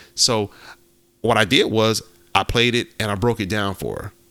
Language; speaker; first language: English; native; English